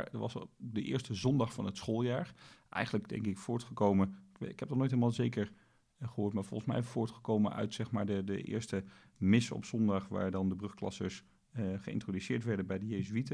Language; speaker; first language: Dutch; native; Dutch